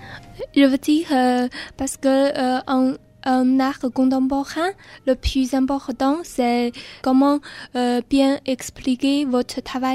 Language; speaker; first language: French; non-native, learner; Chinese